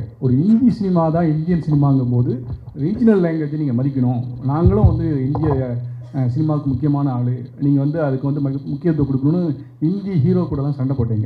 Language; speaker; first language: Tamil; native; Tamil